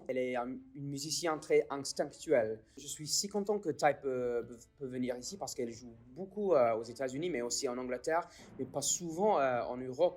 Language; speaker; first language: French; non-native, fluent; English